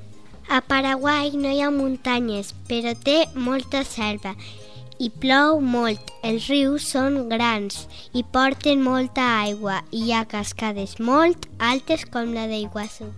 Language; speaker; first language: Catalan; early bilingual, other home language; Spanish